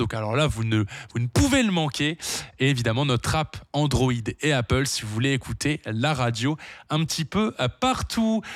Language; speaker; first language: French; native; French